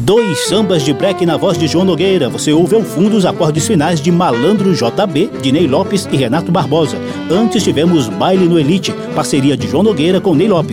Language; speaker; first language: Portuguese; native; Portuguese